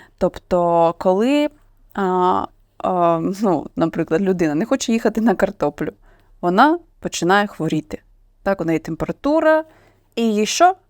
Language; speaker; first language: Ukrainian; non-native, local second language; Russian